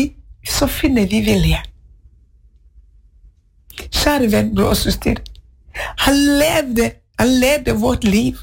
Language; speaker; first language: Norwegian; non-native, fluent; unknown